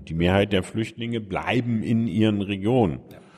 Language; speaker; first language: German; native; German